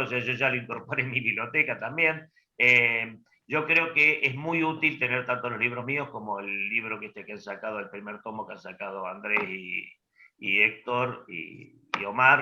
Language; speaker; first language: Spanish; native; Spanish